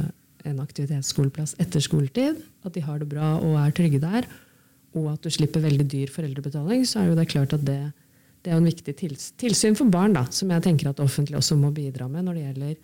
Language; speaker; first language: Norwegian; native; Norwegian